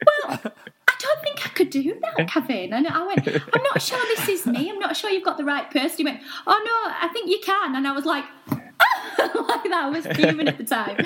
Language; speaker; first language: English; native; English